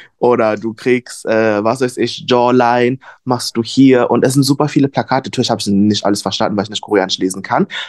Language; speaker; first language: German; early bilingual, other home language; Vietnamese